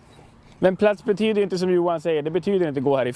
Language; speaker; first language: Swedish; native; Swedish